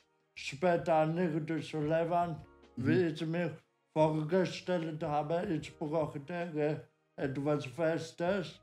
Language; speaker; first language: German; non-native, learner; Polish